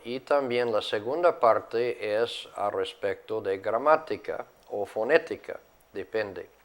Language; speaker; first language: Spanish; non-native, fluent; English